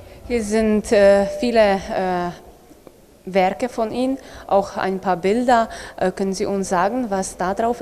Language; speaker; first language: German; non-native, learner; Slovenian